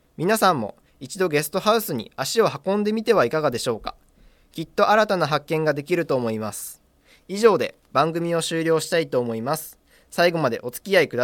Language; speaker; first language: Japanese; native; Japanese